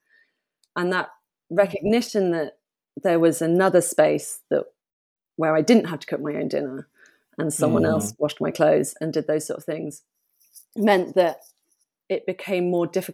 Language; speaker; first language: English; native; English